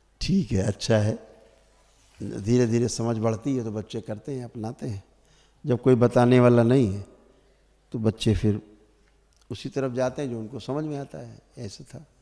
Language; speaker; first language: Hindi; native; Hindi